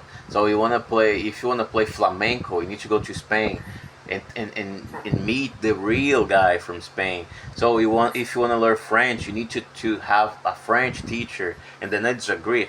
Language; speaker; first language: English; non-native, fluent; Portuguese